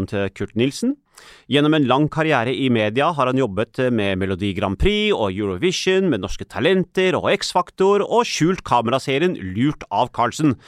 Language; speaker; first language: Norwegian; early bilingual, other home language; Urdu